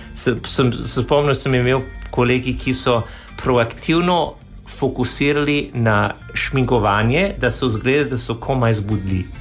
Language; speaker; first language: Slovenian; non-native, fluent; English